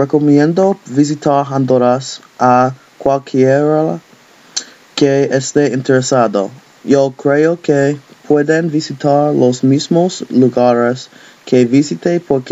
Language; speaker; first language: Spanish; non-native, learner; English